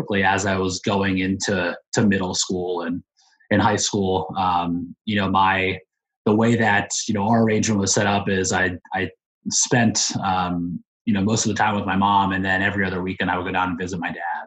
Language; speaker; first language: English; native; English